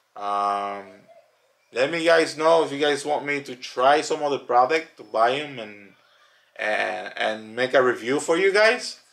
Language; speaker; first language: English; native; English